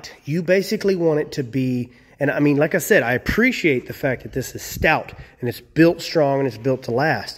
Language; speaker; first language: English; native; English